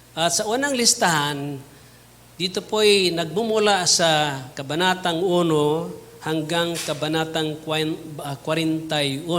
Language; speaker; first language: Filipino; non-native, local second language; Cebuano